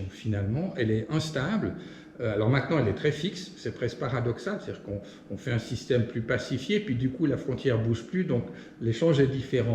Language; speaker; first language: French; native; French